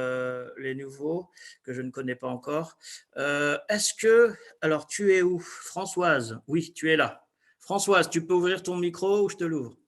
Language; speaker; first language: French; native; French